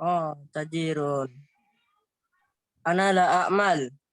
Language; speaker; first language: Arabic; non-native, learner; Indonesian